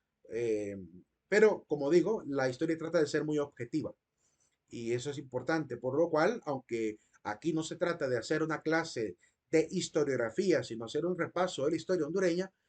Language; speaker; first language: Spanish; native; Spanish